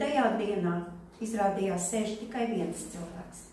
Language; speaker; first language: Latvian; non-native, local second language; Russian